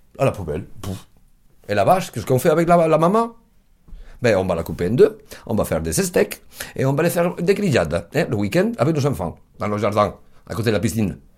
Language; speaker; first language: French; non-native, fluent; Spanish